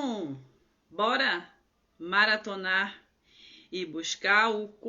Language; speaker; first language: Portuguese; native; Portuguese